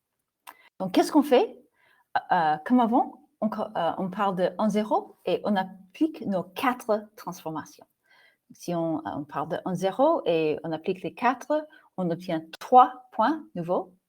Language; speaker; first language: French; non-native, fluent; English